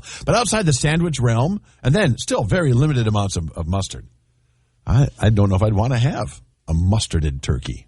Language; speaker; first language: English; native; English